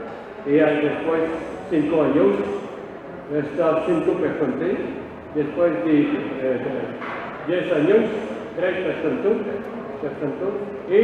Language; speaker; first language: Spanish; non-native, learner; French